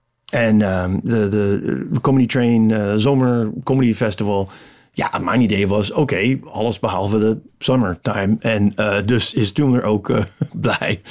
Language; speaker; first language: Dutch; non-native, fluent; English